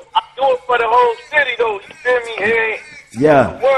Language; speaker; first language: English; native; English